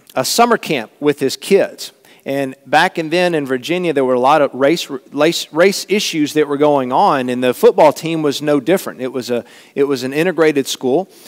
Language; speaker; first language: English; native; English